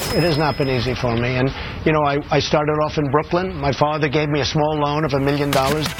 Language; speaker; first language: Swedish; native; Swedish